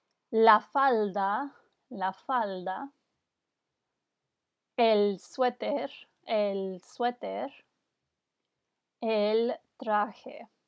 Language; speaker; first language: Spanish; non-native, fluent; English